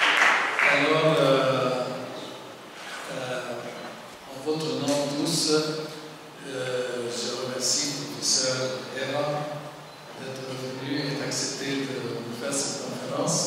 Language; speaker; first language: French; non-native, local second language; Arabic